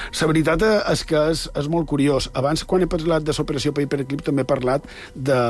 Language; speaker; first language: Catalan; native; Catalan